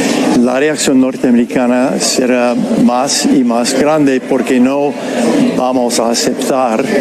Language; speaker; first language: Spanish; non-native, fluent; English